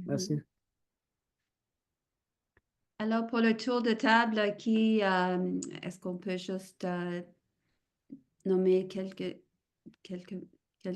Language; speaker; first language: French; non-native, fluent; English